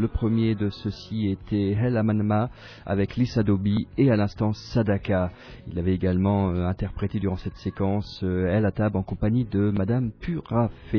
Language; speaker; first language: French; native; French